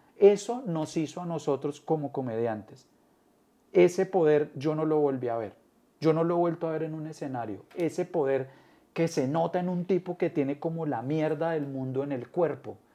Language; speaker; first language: Spanish; native; Spanish